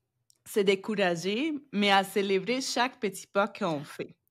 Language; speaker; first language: French; non-native, fluent; Spanish